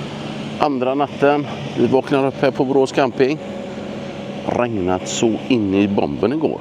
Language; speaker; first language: Swedish; native; Swedish